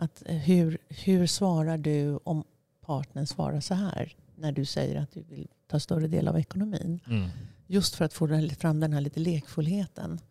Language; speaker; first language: Swedish; native; Swedish